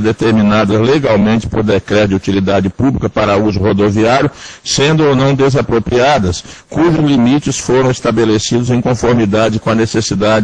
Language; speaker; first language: Portuguese; native; Portuguese